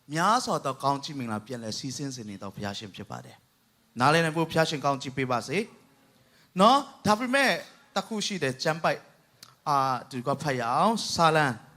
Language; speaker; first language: Burmese; non-native, local second language; Tedim Chin